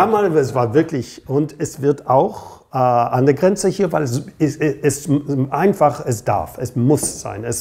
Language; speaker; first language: German; non-native, fluent; English